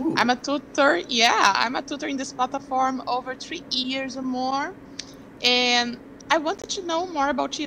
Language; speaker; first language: English; non-native, fluent; Portuguese